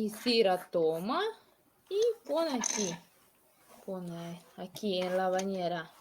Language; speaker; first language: Spanish; non-native, fluent; Russian